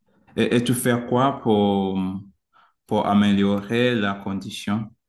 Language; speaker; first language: French; non-native, learner; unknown